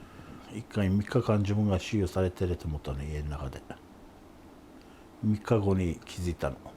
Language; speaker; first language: Japanese; non-native, fluent; Kurdish